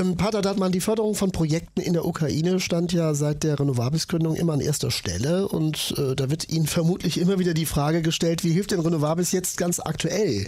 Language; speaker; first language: German; native; German